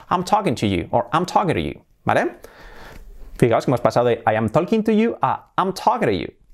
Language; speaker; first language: English; non-native, fluent; Spanish